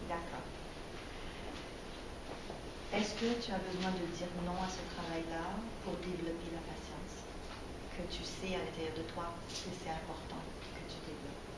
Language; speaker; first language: French; native; French